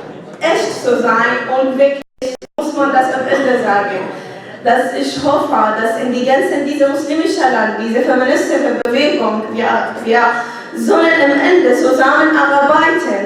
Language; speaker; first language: German; non-native, learner; Arabic